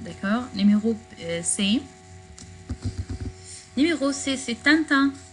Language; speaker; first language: French; non-native, fluent; Arabic